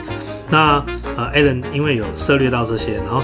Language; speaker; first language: Chinese; native; Chinese